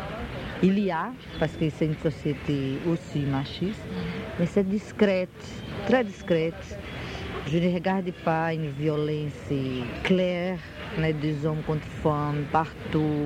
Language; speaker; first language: French; non-native, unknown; Portuguese